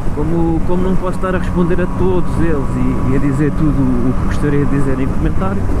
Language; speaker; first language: Portuguese; native; Portuguese